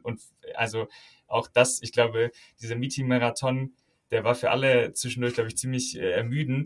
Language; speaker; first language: German; native; German